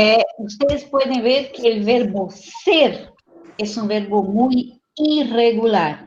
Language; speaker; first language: Spanish; non-native, fluent; Portuguese